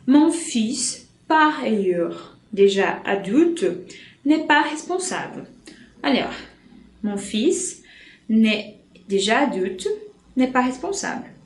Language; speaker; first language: French; non-native, fluent; Portuguese